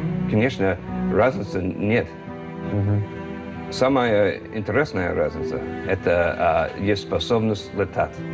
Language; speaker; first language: Russian; non-native, learner; English